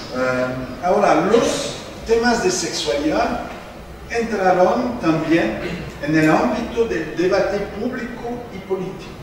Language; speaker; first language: Spanish; non-native, fluent; French